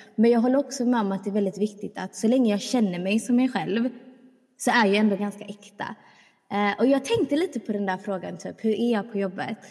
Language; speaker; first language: Swedish; early bilingual, other home language; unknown